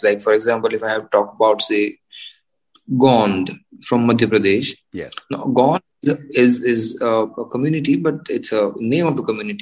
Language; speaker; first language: English; non-native, local second language; Gujarati